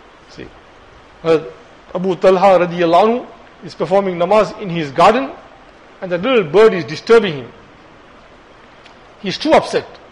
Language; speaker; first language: English; native; English